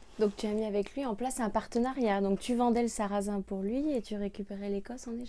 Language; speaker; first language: French; native; French